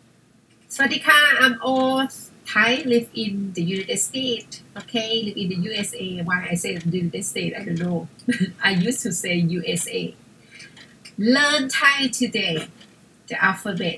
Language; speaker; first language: English; non-native, fluent; Thai